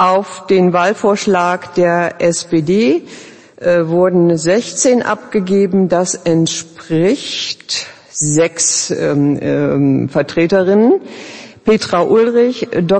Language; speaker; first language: German; native; German